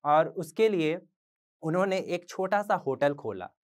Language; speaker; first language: Hindi; native; Hindi